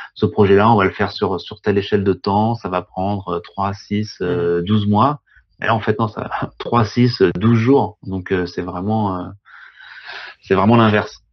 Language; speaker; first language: French; native; French